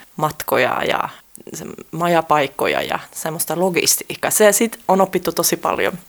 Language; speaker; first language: Finnish; early bilingual, heritage; Finnish